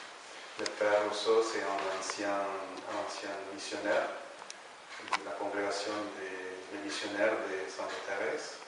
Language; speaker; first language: French; non-native, learner; Spanish